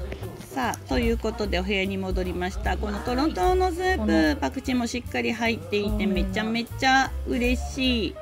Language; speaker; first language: Japanese; native; Japanese